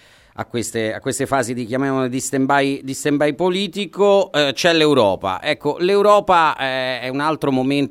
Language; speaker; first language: Italian; native; Italian